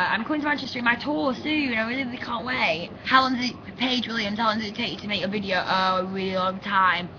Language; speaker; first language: English; native; English